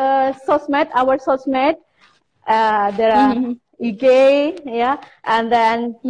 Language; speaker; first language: English; non-native, fluent; Indonesian